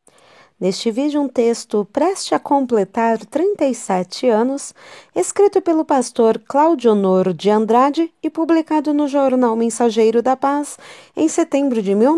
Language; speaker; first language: Portuguese; native; Portuguese